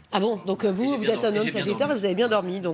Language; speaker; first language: French; native; French